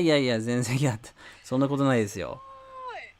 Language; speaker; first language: Japanese; non-native, fluent; English